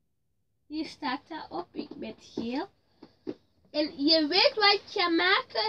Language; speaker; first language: Dutch; early bilingual, other home language; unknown